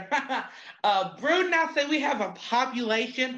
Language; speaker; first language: English; native; English